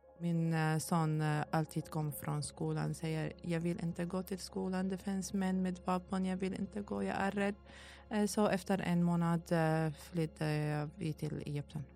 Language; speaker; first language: Swedish; non-native, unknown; Arabic